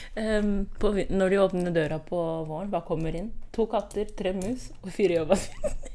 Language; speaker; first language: Norwegian; early bilingual, other home language; Kurdish